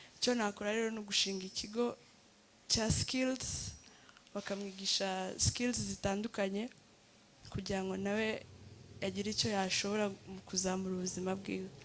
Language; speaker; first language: Rundi; early bilingual, heritage; Rundi